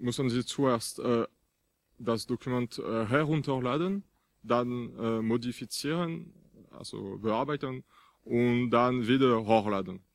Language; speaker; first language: German; non-native, fluent; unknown